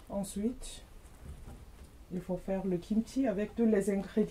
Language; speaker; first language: French; non-native, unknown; Korean